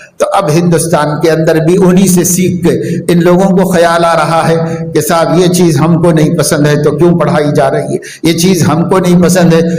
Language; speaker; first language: Urdu; native; Urdu